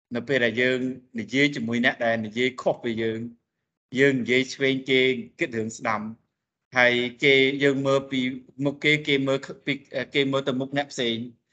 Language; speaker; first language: Khmer; native; Khmer